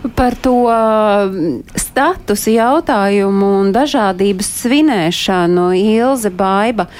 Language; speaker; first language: Latvian; native; Latvian